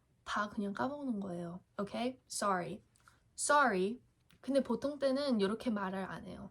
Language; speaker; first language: Korean; early bilingual, heritage; English